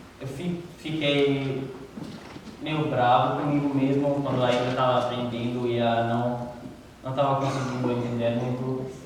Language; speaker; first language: Portuguese; non-native, learner; English